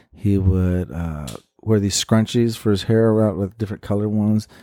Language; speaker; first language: English; native; English